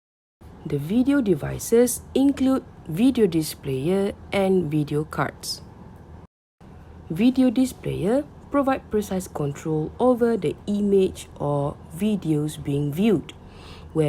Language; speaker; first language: English; non-native, local second language; Malay